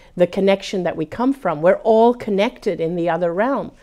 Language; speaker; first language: English; early bilingual, other home language; Hindi